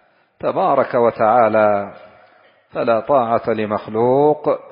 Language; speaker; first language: Arabic; native; Arabic